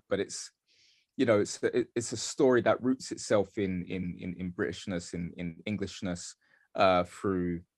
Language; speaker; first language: English; native; English